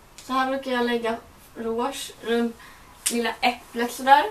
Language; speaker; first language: Swedish; native; Swedish